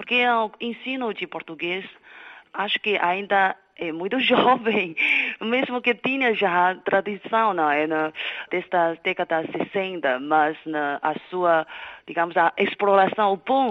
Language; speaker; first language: Portuguese; non-native, fluent; Chinese